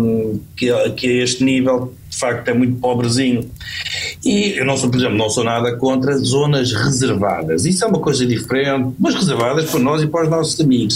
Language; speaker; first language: Portuguese; native; Portuguese